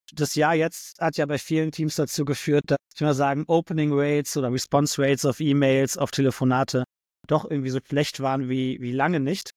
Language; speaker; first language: German; native; German